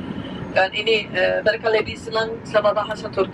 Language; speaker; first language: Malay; non-native, fluent; Turkish